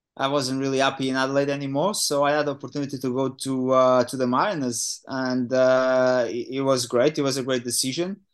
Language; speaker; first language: English; non-native, fluent; Portuguese